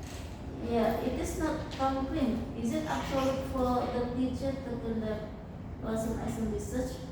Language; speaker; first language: English; non-native, fluent; Indonesian